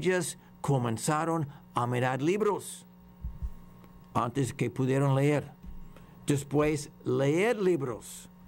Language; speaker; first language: Spanish; non-native, fluent; English